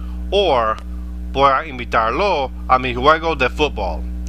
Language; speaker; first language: Spanish; non-native, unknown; English